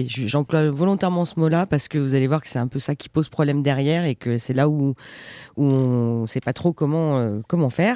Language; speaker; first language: French; native; French